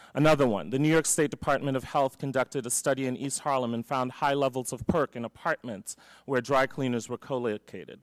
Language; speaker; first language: English; native; English